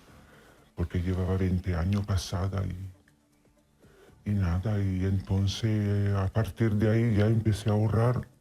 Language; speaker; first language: Spanish; non-native, fluent; Italian